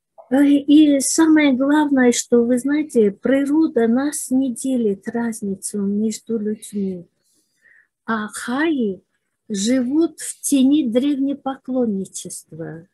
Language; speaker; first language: Russian; non-native, local second language; Azerbaijani